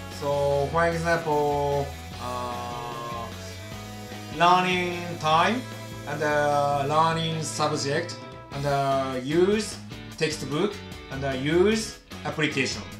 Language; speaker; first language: English; non-native, learner; Japanese